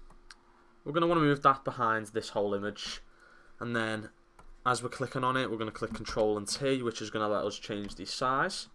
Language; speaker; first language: English; native; English